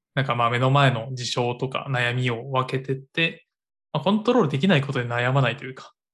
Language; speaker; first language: Japanese; native; Japanese